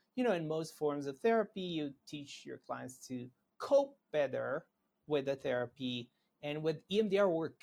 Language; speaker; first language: English; non-native, fluent; Hebrew